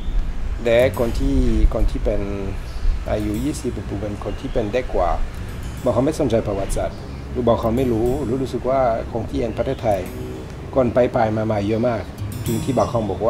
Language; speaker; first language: Thai; non-native, learner; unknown